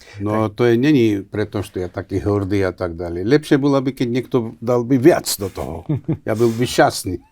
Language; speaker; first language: Slovak; non-native, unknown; Georgian